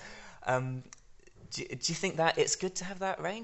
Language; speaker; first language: English; native; English